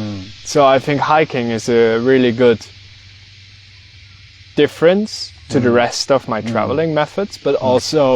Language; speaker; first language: English; non-native, fluent; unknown